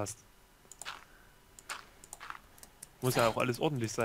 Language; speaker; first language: German; native; German